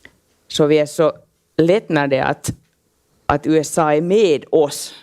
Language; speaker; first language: Swedish; non-native, local second language; Finnish